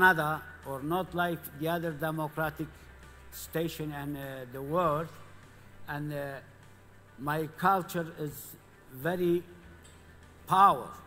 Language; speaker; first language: English; non-native, learner; Kurdish